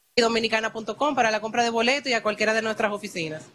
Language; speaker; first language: Spanish; native; Spanish